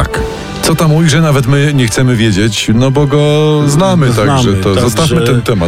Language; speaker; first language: Polish; native; Polish